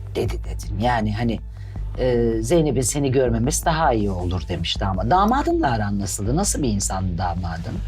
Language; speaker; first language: Turkish; native; Turkish